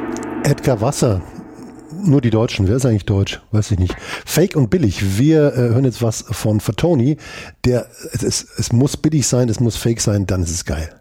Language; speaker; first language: German; native; German